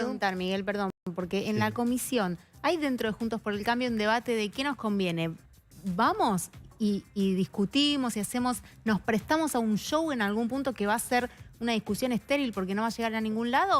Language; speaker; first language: Spanish; native; Spanish